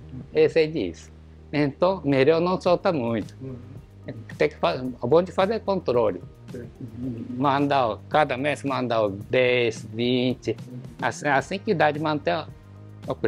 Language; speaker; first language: Portuguese; non-native, learner; Japanese